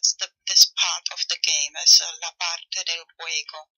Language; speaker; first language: Spanish; non-native, fluent; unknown